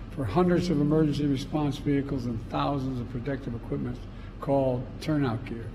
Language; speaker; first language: English; native; English